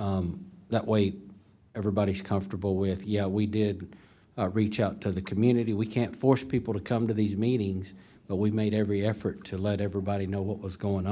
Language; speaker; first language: English; native; English